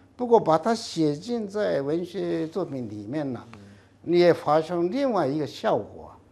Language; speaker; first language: Chinese; non-native, fluent; Japanese